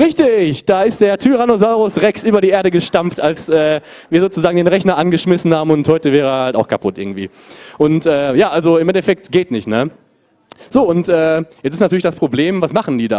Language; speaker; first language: German; native; German